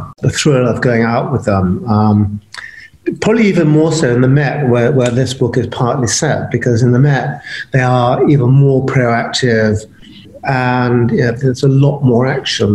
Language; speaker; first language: English; native; English